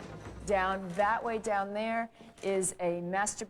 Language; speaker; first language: English; native; English